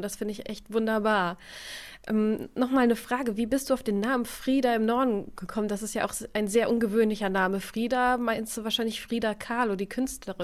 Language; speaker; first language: German; native; German